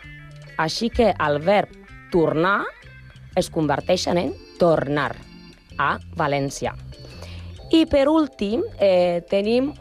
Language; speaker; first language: Catalan; non-native, learner; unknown